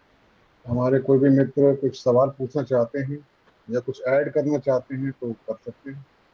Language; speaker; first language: Hindi; native; Hindi